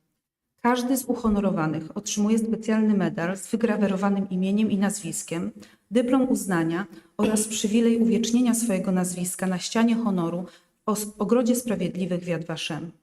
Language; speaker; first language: Polish; native; Polish